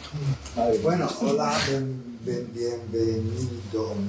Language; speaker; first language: Spanish; non-native, learner; Italian